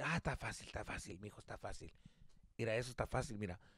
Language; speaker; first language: Spanish; early bilingual, heritage; Spanish